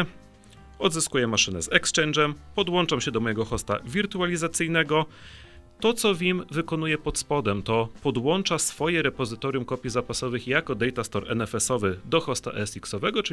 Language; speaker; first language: Polish; native; Polish